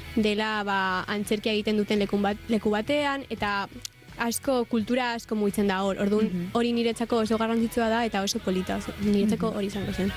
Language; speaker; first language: Basque; native; Basque